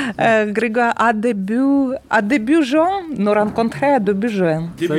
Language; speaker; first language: French; non-native, learner; Ukrainian